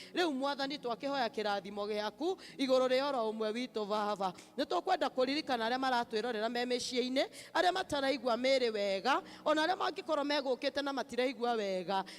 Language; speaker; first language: Kikuyu; native; Kikuyu